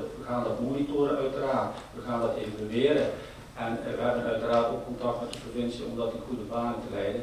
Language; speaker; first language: Dutch; native; Dutch